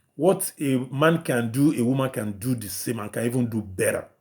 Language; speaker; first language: English; non-native, local second language; Yoruba